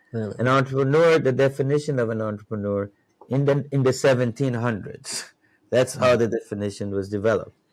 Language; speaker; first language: English; non-native, fluent; Persian